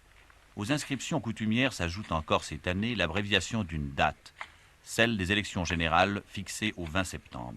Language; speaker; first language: French; native; French